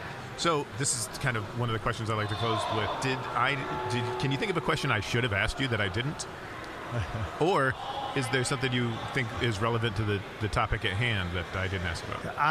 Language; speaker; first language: English; native; English